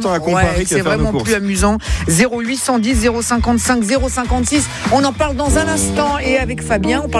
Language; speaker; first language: French; native; French